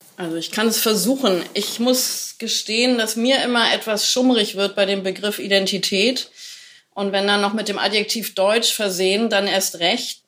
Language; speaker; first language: German; native; German